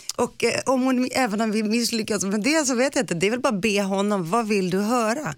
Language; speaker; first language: Swedish; early bilingual, other home language; Greek